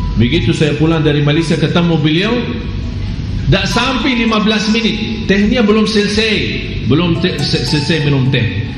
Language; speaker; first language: Malay; non-native, fluent; Arabic